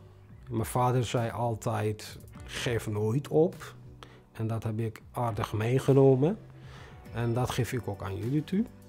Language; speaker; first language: Dutch; non-native, fluent; Tigrinya